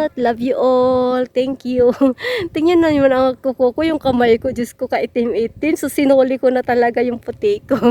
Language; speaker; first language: Filipino; non-native, local second language; Iloko